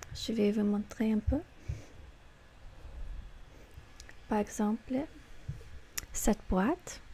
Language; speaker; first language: French; non-native, fluent; English